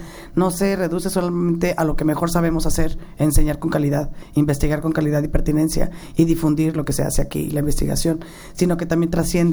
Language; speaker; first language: Spanish; native; Spanish